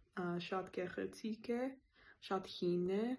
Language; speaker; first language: Armenian; non-native, learner; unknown